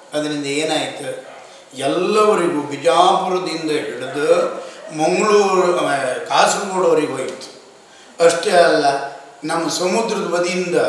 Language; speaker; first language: Kannada; native; Kannada